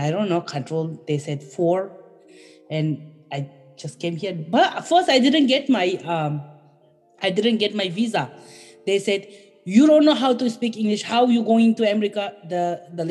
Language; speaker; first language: English; non-native, fluent; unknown